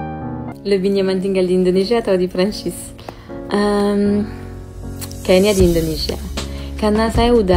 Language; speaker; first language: Indonesian; non-native, fluent; French